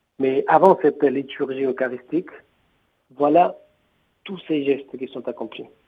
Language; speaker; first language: French; non-native, fluent; Spanish